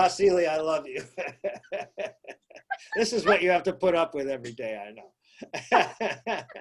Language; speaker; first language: English; native; English